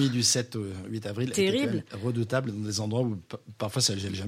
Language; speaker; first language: French; native; French